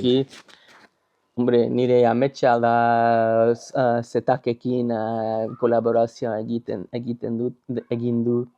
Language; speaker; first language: Basque; non-native, learner; English